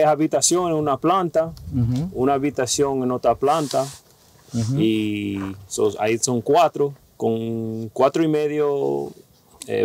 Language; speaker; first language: Spanish; early bilingual, heritage; Spanish